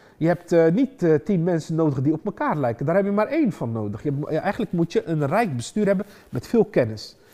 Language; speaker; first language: Dutch; early bilingual, other home language; Arabic